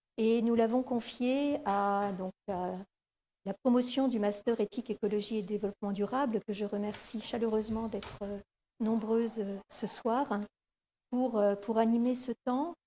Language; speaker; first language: French; native; French